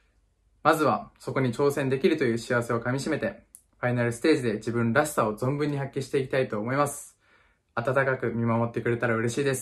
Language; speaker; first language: Japanese; native; Japanese